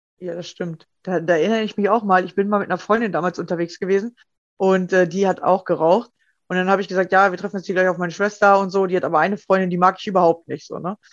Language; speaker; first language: German; native; German